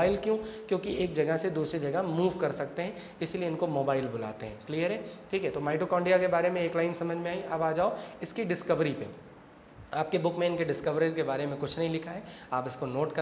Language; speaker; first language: Hindi; native; Hindi